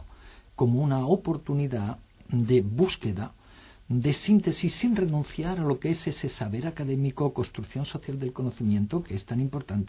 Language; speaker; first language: Spanish; native; Spanish